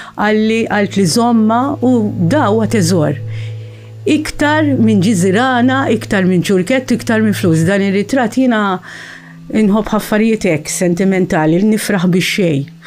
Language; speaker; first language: Maltese; early bilingual, heritage; Maltese